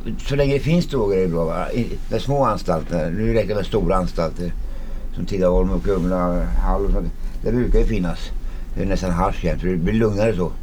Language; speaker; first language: Swedish; early bilingual, other home language; Finnish